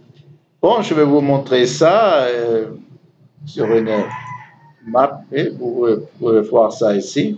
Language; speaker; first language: French; non-native, learner; German